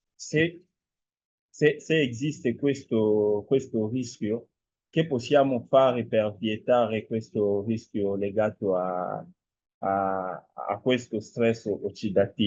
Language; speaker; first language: Italian; non-native, fluent; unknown